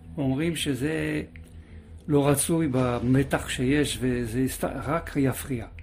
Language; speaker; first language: Hebrew; non-native, fluent; French